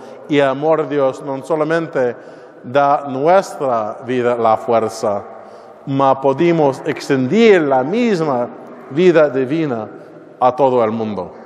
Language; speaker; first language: Spanish; non-native, learner; English